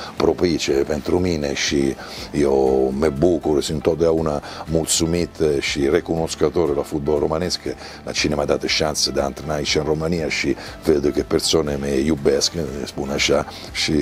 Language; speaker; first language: Romanian; non-native, learner; Italian